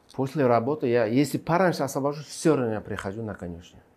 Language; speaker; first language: Russian; non-native, local second language; Uzbek